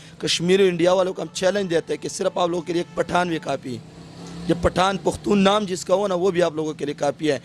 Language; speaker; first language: Urdu; non-native, local second language; Pashto